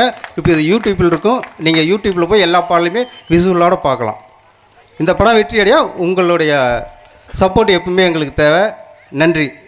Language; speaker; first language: Tamil; native; Tamil